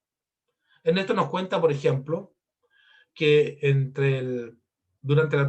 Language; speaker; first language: Spanish; native; Spanish